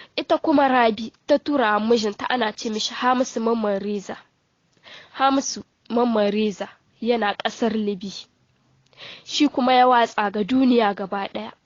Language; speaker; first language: Hausa; native; Hausa